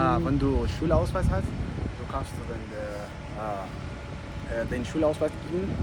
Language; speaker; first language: German; non-native, learner; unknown